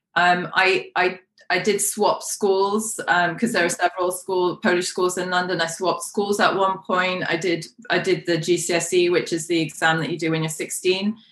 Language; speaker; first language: English; non-native, local second language; Polish